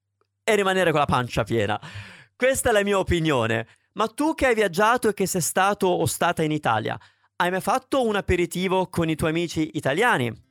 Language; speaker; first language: Italian; native; Italian